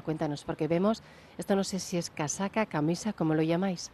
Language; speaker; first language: Spanish; native; Spanish